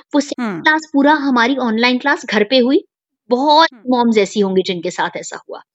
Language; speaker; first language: Hindi; native; Hindi